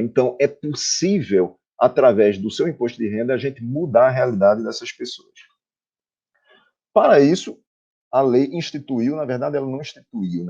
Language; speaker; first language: Portuguese; native; Portuguese